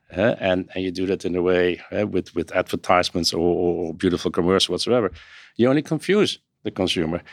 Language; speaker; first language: English; non-native, fluent; Dutch